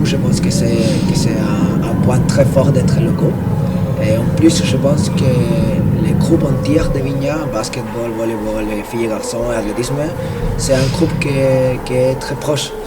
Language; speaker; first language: French; non-native, fluent; Spanish